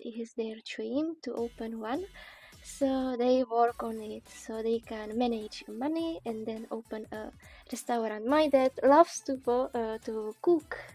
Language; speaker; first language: English; non-native, learner; Czech